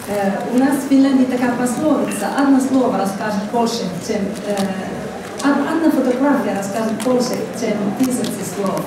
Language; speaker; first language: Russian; non-native, fluent; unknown